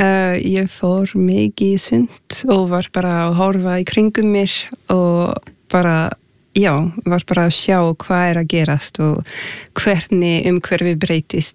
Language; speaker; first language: Icelandic; non-native, fluent; French